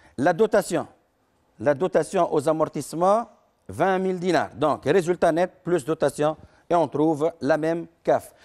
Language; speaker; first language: French; non-native, local second language; Arabic